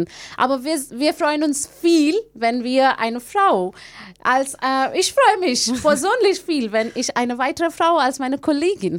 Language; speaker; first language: German; non-native, learner; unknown